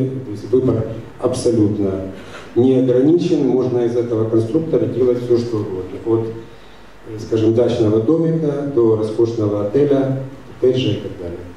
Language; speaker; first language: Russian; native; Russian